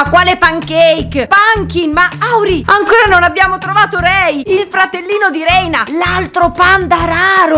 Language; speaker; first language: Italian; native; Italian